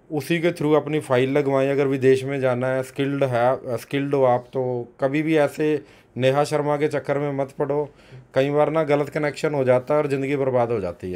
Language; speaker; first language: Hindi; native; Hindi